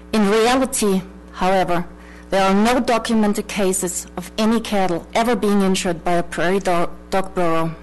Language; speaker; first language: English; non-native, fluent; German